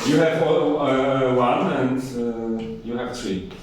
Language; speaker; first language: English; non-native, fluent; Polish